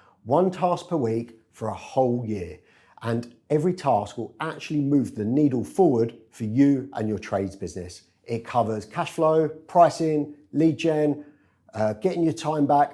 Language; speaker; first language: English; native; English